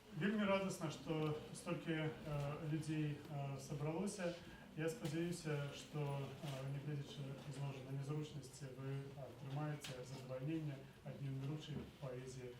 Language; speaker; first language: Belarusian; non-native, local second language; Russian